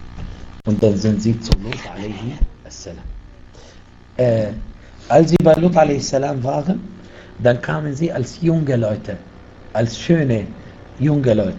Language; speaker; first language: German; non-native, fluent; Arabic